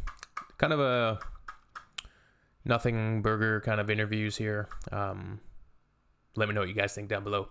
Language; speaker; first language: English; native; English